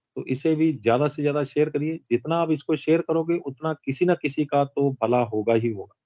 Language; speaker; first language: Hindi; non-native, local second language; Punjabi